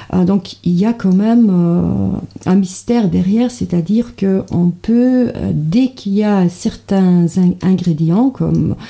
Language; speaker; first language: French; non-native, fluent; Dutch